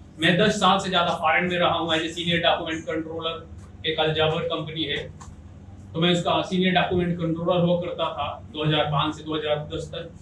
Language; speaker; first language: Hindi; native; Hindi